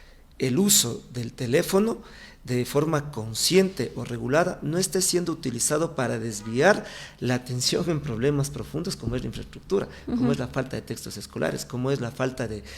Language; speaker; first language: Spanish; native; Spanish